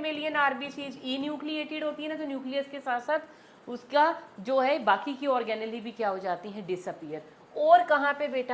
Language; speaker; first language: Hindi; native; Hindi